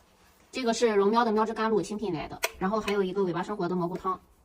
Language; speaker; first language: Chinese; native; Chinese